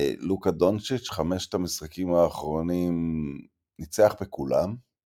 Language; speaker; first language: Hebrew; native; Hebrew